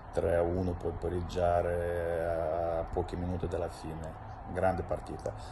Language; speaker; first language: Italian; non-native, fluent; Russian